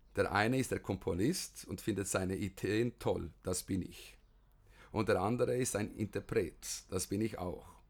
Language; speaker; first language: German; early bilingual, other home language; Bosnian